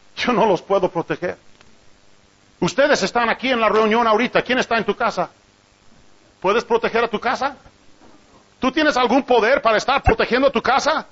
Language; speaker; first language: Spanish; non-native, fluent; English